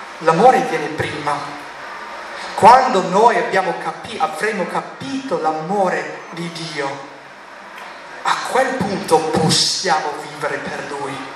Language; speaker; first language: Italian; non-native, fluent; English